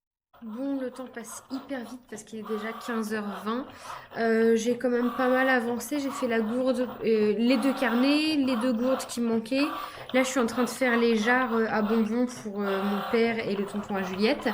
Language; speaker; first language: French; native; French